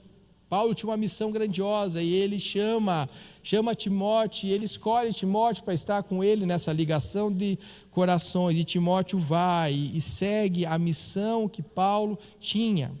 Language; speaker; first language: Portuguese; native; Portuguese